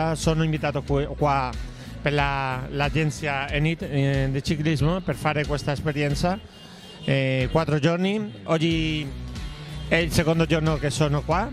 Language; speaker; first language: Italian; non-native, learner; Spanish